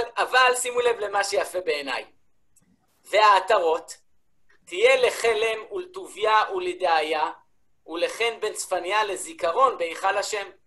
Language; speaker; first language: Hebrew; early bilingual, other home language; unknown